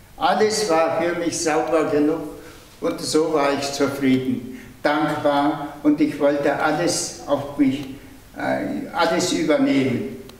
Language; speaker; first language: German; non-native, fluent; Tuvinian